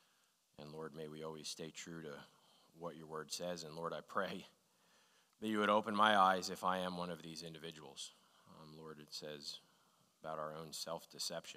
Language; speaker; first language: English; native; English